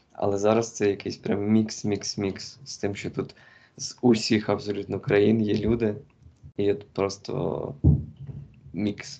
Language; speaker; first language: Ukrainian; native; Ukrainian